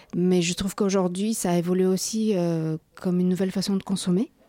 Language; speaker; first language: French; non-native, fluent; Bulgarian